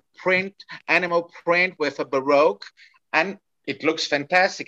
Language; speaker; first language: English; non-native, fluent; Portuguese